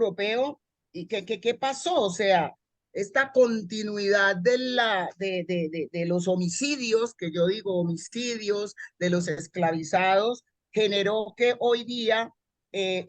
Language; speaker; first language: Spanish; native; Spanish